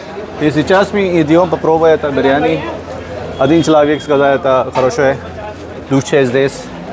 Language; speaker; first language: Russian; non-native, learner; Hindi